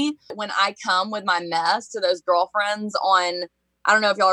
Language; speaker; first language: English; native; English